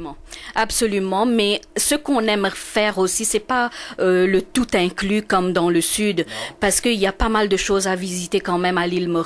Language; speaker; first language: French; non-native, local second language; Morisyen